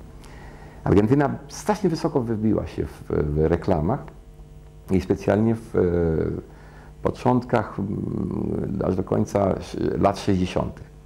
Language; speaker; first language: Polish; early bilingual, heritage; Polish